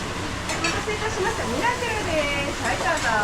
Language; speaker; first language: Japanese; native; Japanese